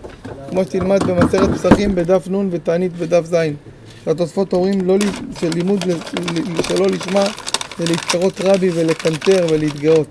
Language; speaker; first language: Hebrew; native; Hebrew